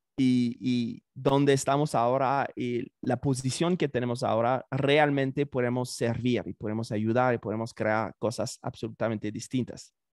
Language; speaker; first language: Spanish; non-native, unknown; French